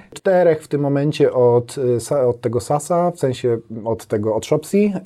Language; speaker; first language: Polish; native; Polish